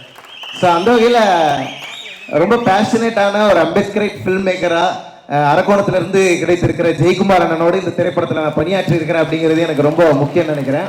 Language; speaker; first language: Tamil; native; Tamil